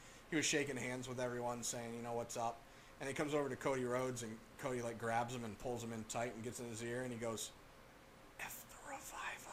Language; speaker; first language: English; native; English